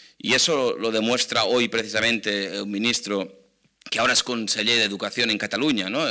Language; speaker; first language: Spanish; non-native, local second language; Catalan